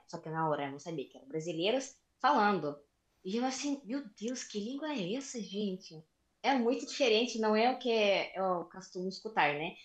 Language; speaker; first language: Portuguese; non-native, fluent; Russian